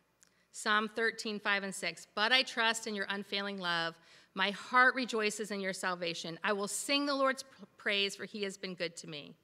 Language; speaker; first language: English; native; English